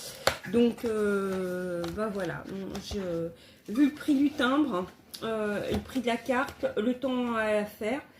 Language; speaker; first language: French; native; French